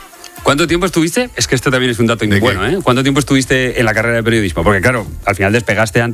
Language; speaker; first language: Spanish; native; Spanish